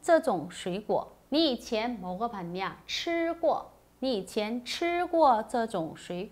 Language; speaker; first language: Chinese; non-native, fluent; Korean